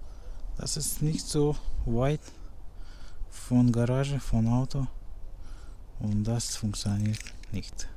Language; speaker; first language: German; non-native, learner; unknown